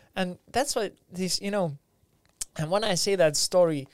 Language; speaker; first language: English; non-native, fluent; Lithuanian